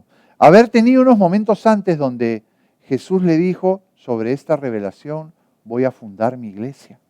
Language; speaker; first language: Spanish; native; Spanish